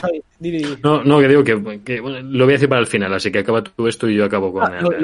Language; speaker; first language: Spanish; native; Spanish